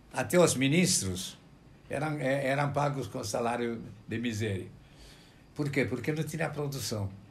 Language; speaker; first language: Portuguese; non-native, fluent; Romanian